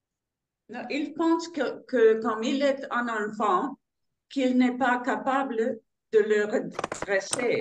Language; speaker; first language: French; non-native, learner; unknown